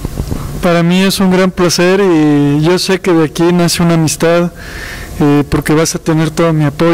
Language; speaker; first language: Spanish; native; Spanish